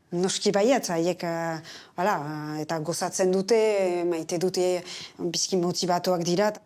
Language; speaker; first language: Basque; native; Basque